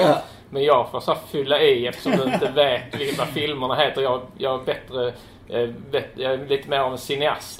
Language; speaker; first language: Swedish; native; Swedish